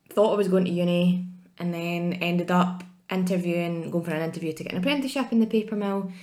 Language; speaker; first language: English; native; English